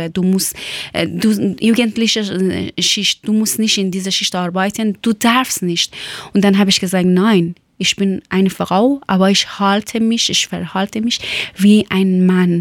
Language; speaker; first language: German; non-native, learner; Persian